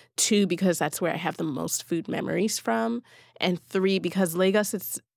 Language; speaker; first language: English; non-native, local second language; Yoruba